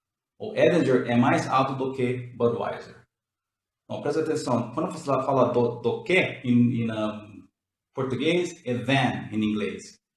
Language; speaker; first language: Portuguese; non-native, learner; English